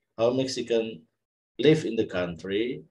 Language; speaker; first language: English; non-native, fluent; Indonesian